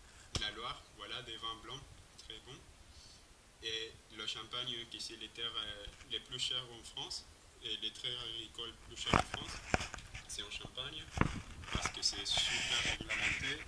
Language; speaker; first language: French; non-native, fluent; Spanish